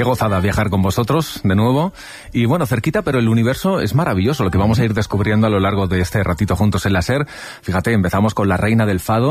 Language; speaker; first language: Spanish; native; Spanish